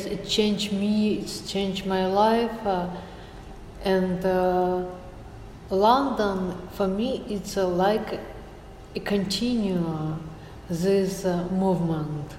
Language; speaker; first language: English; non-native, learner; Russian